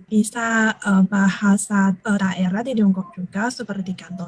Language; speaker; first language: Indonesian; non-native, learner; Chinese